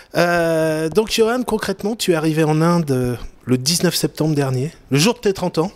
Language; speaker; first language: French; native; French